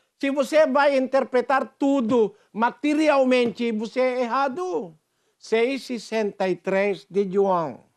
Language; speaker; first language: Portuguese; non-native, fluent; Filipino